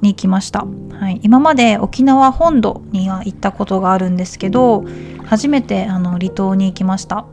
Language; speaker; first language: Japanese; native; Japanese